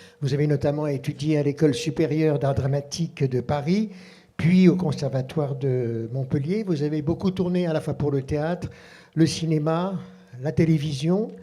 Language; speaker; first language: French; native; French